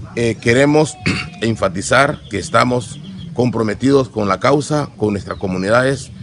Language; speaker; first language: Spanish; native; Spanish